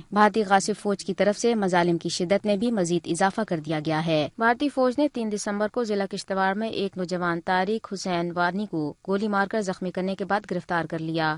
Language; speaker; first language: Urdu; native; Urdu